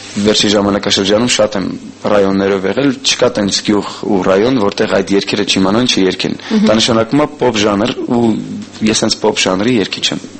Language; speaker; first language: Armenian; early bilingual, heritage; Armenian